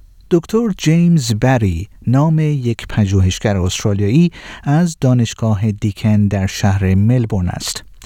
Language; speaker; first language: Persian; native; Persian